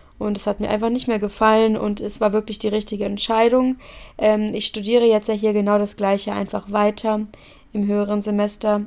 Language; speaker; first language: German; native; German